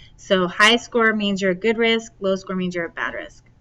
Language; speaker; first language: English; native; English